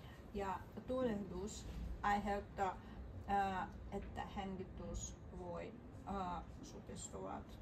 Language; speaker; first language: Finnish; non-native, learner; Russian